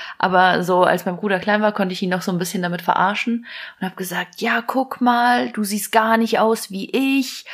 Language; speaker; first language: German; early bilingual, other home language; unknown